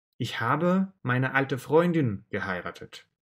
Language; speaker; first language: German; non-native, fluent; Russian